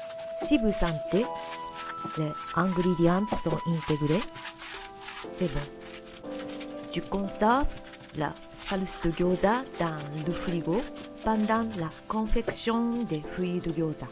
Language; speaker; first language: French; non-native, learner; Japanese